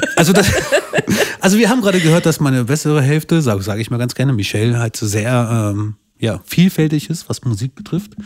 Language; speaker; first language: German; early bilingual, other home language; Albanian